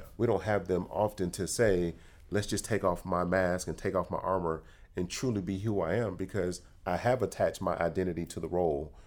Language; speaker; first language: English; native; English